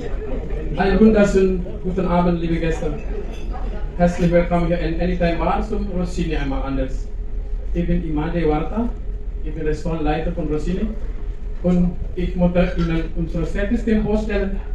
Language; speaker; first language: German; non-native, learner; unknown